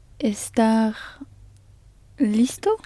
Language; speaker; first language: Spanish; non-native, learner; French